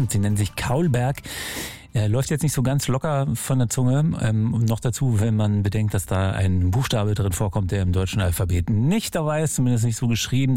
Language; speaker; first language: German; native; German